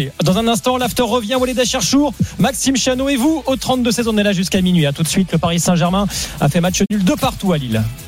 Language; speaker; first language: French; native; French